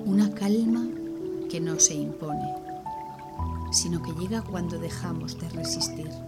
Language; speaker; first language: Spanish; native; Spanish